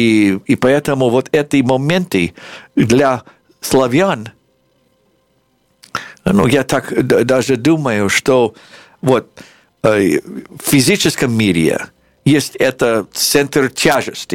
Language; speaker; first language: Russian; non-native, fluent; English